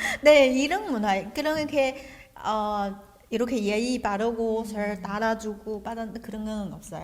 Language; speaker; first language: Korean; non-native, fluent; Chinese